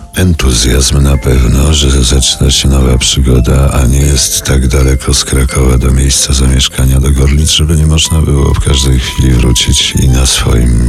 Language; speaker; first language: Polish; native; Polish